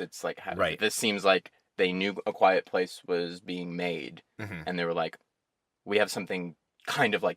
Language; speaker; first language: English; native; English